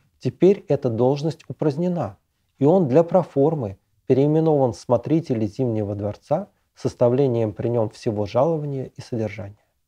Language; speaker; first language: Russian; native; Russian